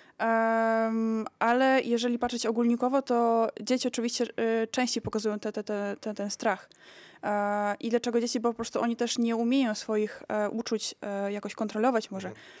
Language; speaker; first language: Polish; early bilingual, heritage; Polish